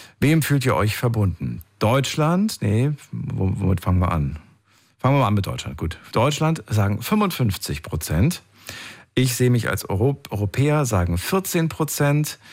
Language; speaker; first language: German; native; German